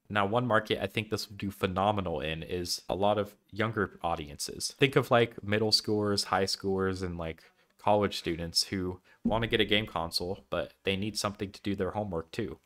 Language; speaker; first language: English; native; English